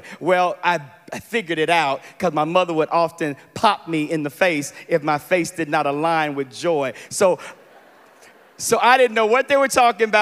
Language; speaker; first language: English; native; English